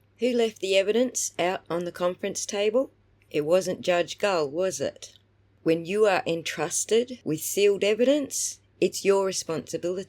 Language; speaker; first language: English; native; English